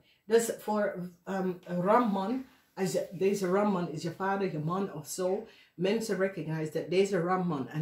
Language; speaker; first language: Dutch; non-native, learner; English